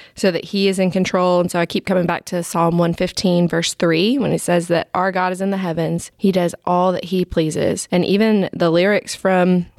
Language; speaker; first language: English; native; English